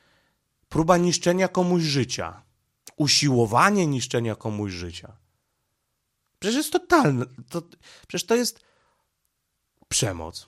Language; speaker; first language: Polish; native; Polish